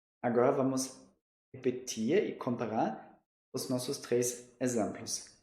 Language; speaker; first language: Portuguese; non-native, fluent; German